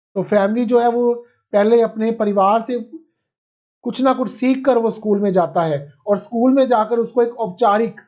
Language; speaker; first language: Hindi; non-native, local second language; Punjabi